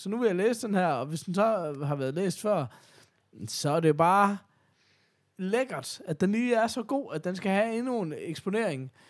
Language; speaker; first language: Danish; native; Danish